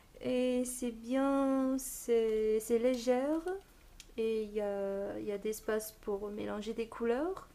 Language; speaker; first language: French; non-native, fluent; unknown